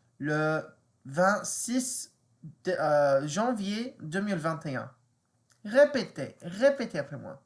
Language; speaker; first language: French; non-native, learner; English